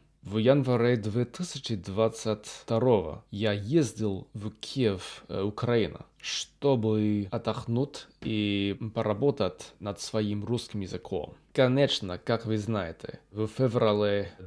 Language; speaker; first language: Russian; non-native, learner; English